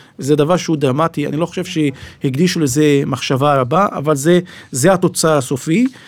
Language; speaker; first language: Hebrew; non-native, local second language; Arabic